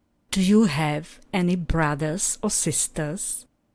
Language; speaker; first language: English; non-native, fluent; Czech